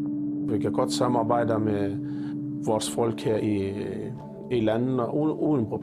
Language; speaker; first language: Danish; non-native, fluent; Arabic